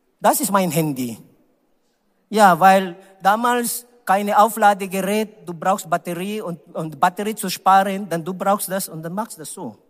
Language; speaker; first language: German; non-native, learner; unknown